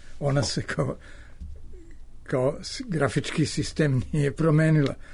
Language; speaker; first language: Serbian; native; Serbian